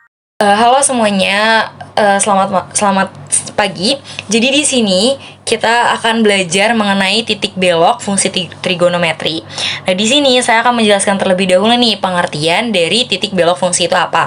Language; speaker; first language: Indonesian; native; Indonesian